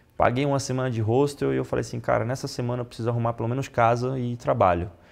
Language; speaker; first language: Portuguese; non-native, fluent; Italian